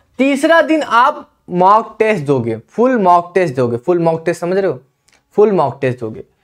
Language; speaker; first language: Hindi; native; Hindi